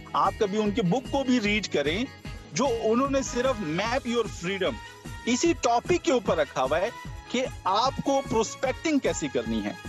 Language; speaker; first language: Urdu; non-native, local second language; Pashto